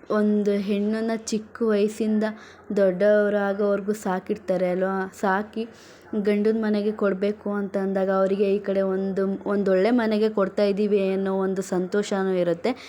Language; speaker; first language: Kannada; non-native, local second language; Lambadi